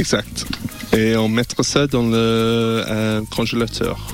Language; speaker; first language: French; non-native, learner; English